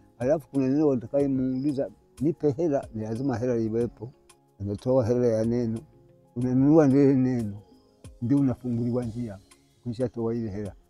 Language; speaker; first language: Swahili; non-native, local second language; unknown